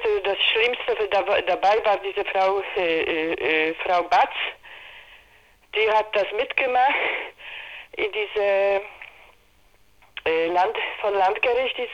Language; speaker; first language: German; non-native, learner; Polish